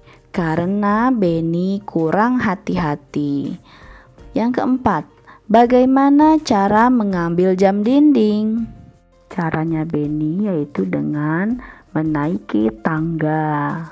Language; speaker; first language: Indonesian; native; Indonesian